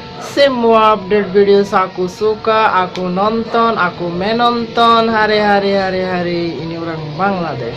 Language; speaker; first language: Indonesian; non-native, learner; Bangla